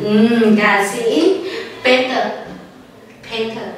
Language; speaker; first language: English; non-native, learner; Vietnamese